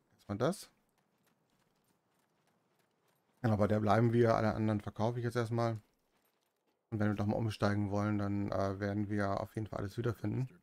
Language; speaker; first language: German; native; German